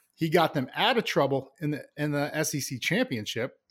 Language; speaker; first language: English; native; English